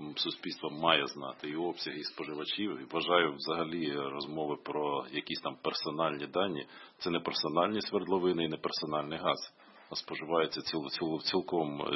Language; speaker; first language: Ukrainian; native; Ukrainian